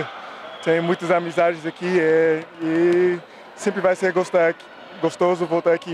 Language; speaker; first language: Portuguese; non-native, fluent; English